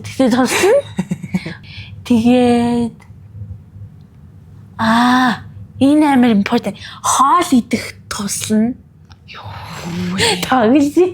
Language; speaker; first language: Mongolian; early bilingual, heritage; Mongolian